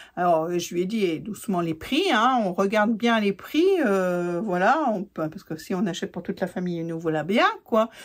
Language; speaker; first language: French; native; French